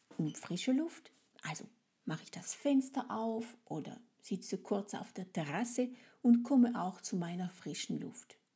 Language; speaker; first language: German; non-native, fluent; French